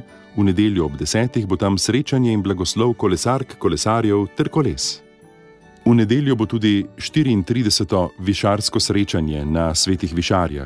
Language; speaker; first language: Slovenian; native; Slovenian